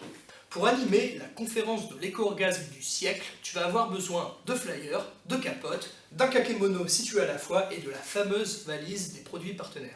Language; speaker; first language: French; native; French